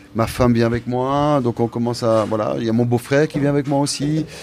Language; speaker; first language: French; native; French